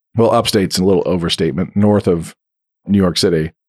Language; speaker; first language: English; native; English